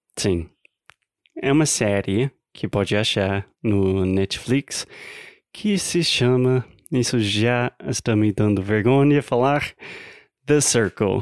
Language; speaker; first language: Portuguese; non-native, fluent; English